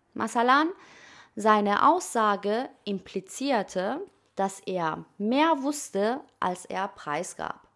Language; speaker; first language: German; non-native, fluent; Persian